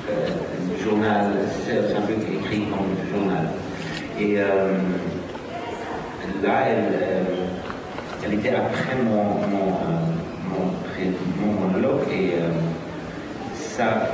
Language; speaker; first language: French; non-native, learner; Dutch